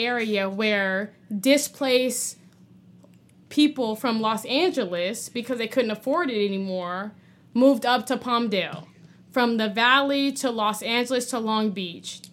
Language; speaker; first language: English; native; English